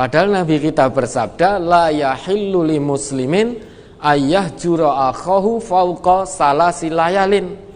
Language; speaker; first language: Indonesian; non-native, local second language; Javanese